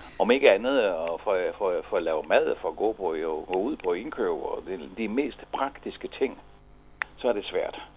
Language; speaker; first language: Danish; non-native, fluent; Italian